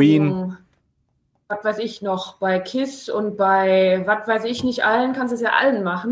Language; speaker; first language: German; native; German